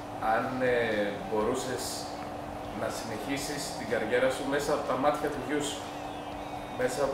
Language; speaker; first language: Greek; native; Greek